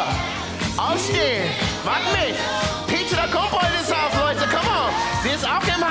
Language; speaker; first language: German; non-native, fluent; English